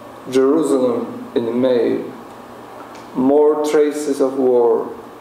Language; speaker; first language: English; non-native, fluent; Polish